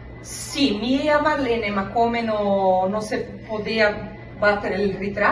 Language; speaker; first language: Italian; non-native, learner; Portuguese